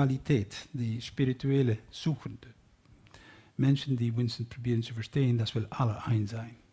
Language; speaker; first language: German; non-native, learner; Dutch